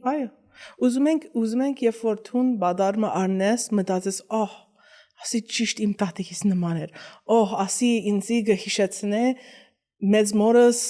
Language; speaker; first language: Armenian; early bilingual, heritage; Armenian